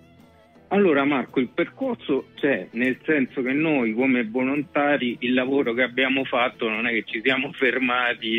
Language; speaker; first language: Italian; native; Italian